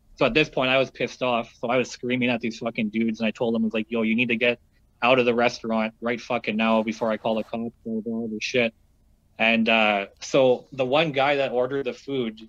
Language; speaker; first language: English; native; English